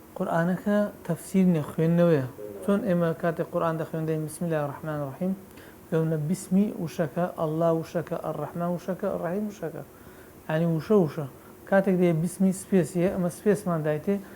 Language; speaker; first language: Central Kurdish; native; Central Kurdish